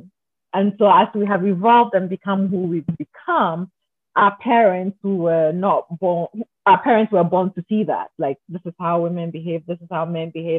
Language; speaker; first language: English; non-native, local second language; Akan